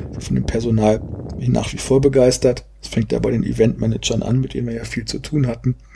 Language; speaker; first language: German; native; German